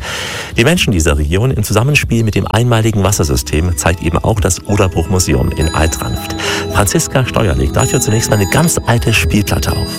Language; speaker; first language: German; native; German